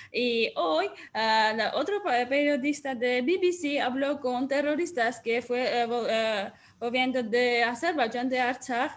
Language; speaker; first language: Spanish; non-native, fluent; Armenian